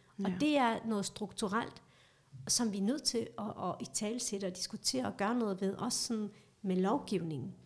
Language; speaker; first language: Danish; early bilingual, other home language; Kurdish